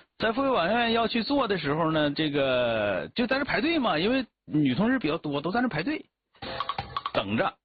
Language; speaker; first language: Chinese; native; Chinese